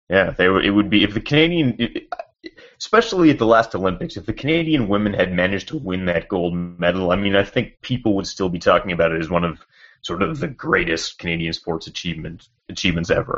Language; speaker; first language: English; native; English